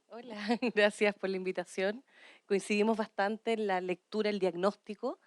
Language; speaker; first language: Spanish; native; Spanish